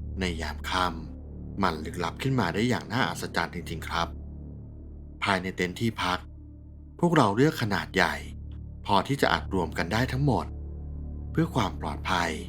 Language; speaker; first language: Thai; native; Thai